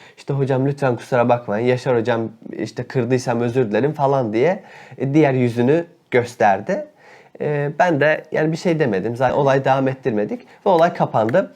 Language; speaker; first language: Turkish; native; Turkish